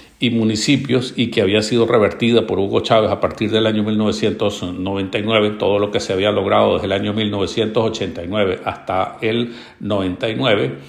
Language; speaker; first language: Spanish; native; Spanish